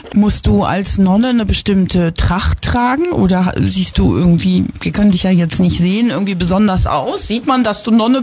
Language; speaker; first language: German; native; German